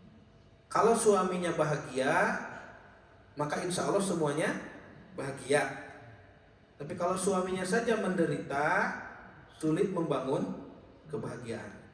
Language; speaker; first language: Indonesian; native; Indonesian